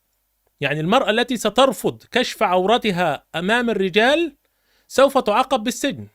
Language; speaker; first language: Arabic; native; Arabic